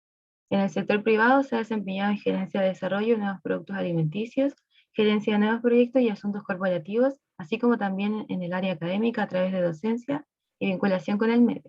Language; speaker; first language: Spanish; native; Spanish